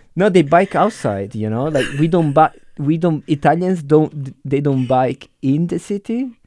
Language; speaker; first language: English; non-native, fluent; Italian